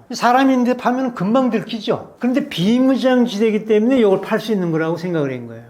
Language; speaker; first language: Korean; native; Korean